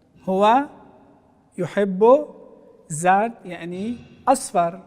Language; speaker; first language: Arabic; non-native, fluent; Persian